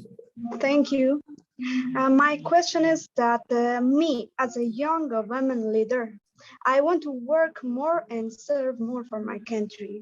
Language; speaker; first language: English; non-native, fluent; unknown